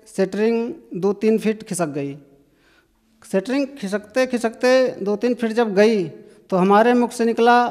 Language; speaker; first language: Hindi; native; Hindi